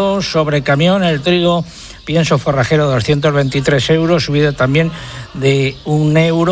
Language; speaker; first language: Spanish; native; Spanish